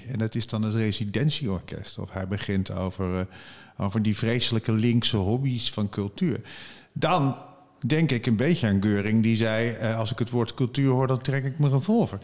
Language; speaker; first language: Dutch; native; Dutch